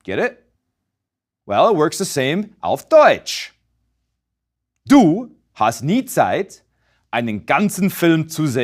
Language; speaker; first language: German; non-native, fluent; English